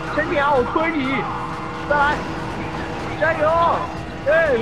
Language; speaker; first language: Chinese; native; Chinese